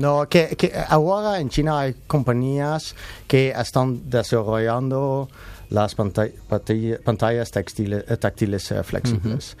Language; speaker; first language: Spanish; non-native, learner; Dutch